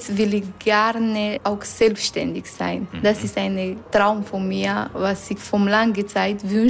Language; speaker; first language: German; non-native, learner; Romanian